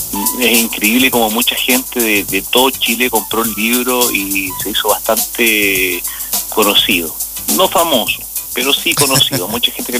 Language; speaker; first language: Spanish; native; Spanish